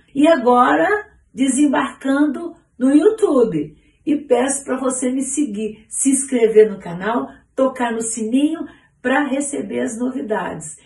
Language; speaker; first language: Portuguese; native; Portuguese